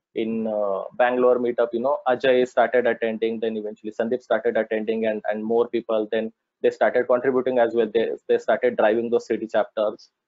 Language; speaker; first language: English; non-native, local second language; Marathi